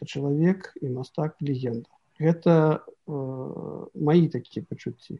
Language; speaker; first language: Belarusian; native; Belarusian